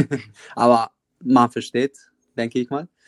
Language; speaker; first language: German; non-native, fluent; Italian